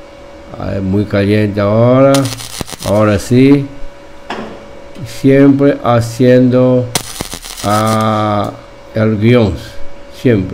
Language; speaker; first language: Spanish; non-native, fluent; Portuguese